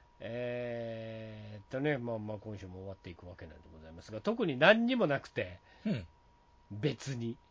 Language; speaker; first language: Japanese; native; Japanese